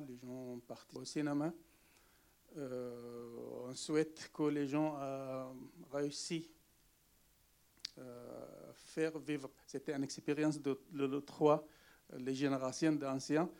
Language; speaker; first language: French; non-native, learner; Arabic